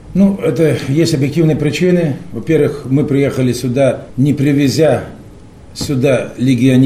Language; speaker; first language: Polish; non-native, learner; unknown